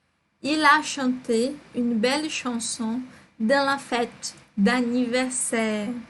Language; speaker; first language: French; non-native, fluent; Portuguese